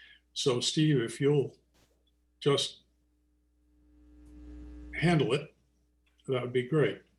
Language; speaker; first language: English; native; English